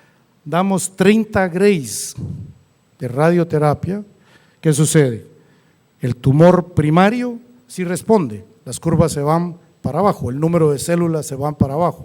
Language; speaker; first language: Spanish; native; Spanish